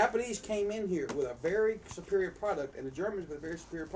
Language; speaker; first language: English; native; English